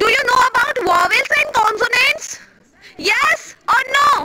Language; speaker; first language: English; non-native, fluent; Hindi